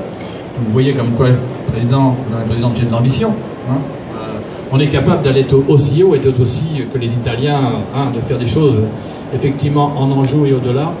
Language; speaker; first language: French; native; French